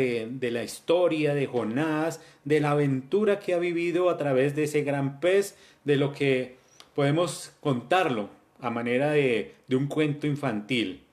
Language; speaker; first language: Spanish; native; Spanish